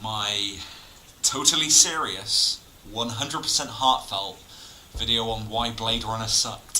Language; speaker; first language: English; native; English